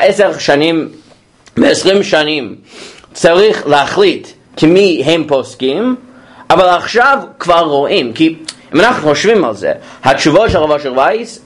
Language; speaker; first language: Hebrew; non-native, fluent; English